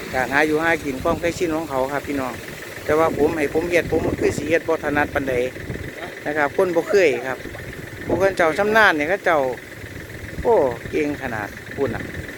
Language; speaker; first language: Thai; native; Thai